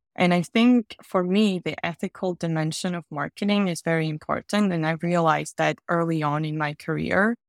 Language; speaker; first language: English; non-native, fluent; Georgian